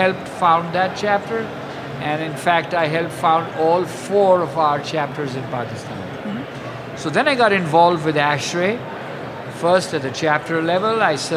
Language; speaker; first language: English; non-native, local second language; Punjabi